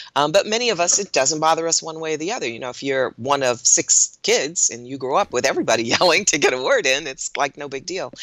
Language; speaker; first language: English; native; English